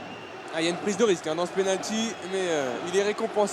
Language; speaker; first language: French; native; French